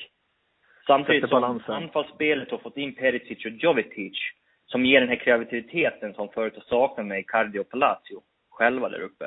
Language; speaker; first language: Swedish; native; Swedish